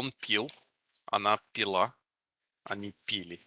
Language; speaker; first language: Russian; non-native, fluent; English